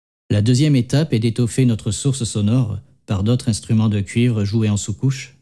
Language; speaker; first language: French; native; French